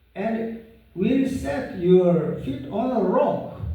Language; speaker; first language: English; non-native, fluent; Korean